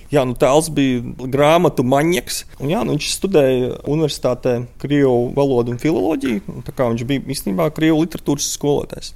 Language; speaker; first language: Latvian; native; Latvian